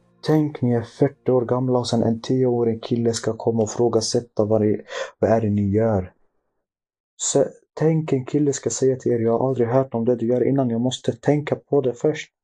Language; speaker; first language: Swedish; early bilingual, other home language; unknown